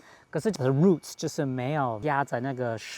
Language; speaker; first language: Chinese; non-native, fluent; English